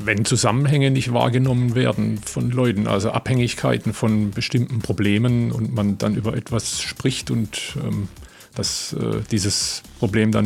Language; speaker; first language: German; native; German